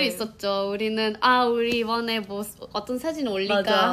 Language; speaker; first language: Korean; non-native, fluent; Thai